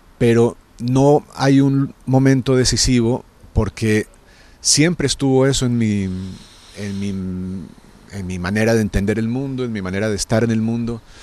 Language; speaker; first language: Spanish; native; Spanish